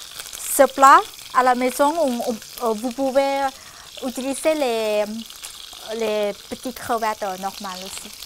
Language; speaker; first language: French; non-native, fluent; Thai